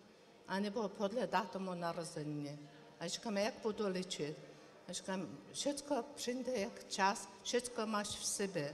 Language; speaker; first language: Czech; non-native, learner; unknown